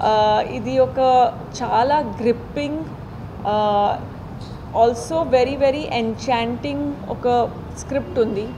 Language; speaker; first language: Telugu; non-native, fluent; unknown